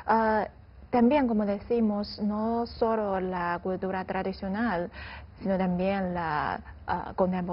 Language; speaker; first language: Spanish; non-native, fluent; Chinese